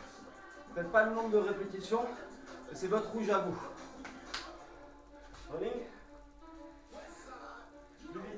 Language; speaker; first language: French; native; French